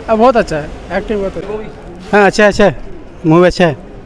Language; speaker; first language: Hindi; non-native, local second language; Malayalam